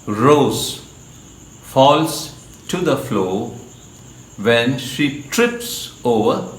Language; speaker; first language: English; non-native, local second language; Malayalam